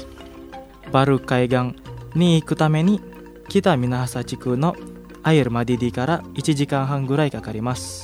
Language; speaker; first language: Japanese; non-native, fluent; Indonesian